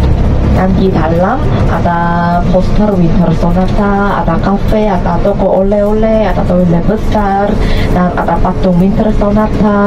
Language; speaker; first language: Indonesian; non-native, fluent; Korean